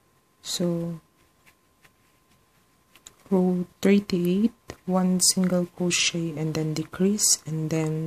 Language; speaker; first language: English; non-native, fluent; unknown